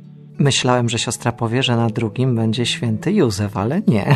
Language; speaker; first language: Polish; native; Polish